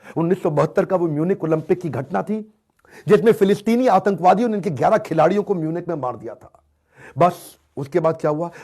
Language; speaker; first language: Hindi; native; Hindi